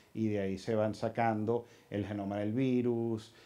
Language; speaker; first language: Spanish; early bilingual, heritage; Spanish